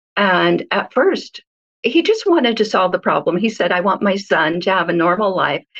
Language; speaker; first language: English; early bilingual, other home language; Hebrew